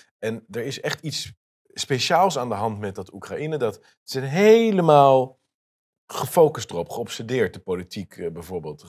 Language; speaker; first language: Dutch; native; Dutch